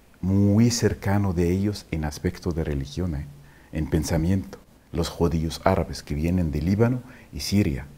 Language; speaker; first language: Spanish; non-native, fluent; Arabic